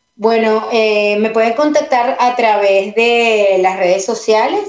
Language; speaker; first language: Spanish; native; Spanish